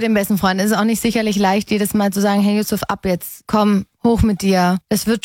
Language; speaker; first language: German; native; German